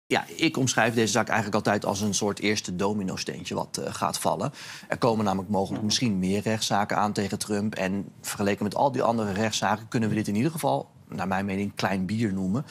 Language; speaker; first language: Dutch; native; Dutch